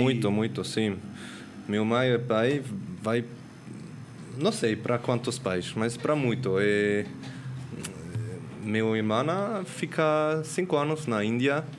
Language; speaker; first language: Portuguese; non-native, learner; Swiss German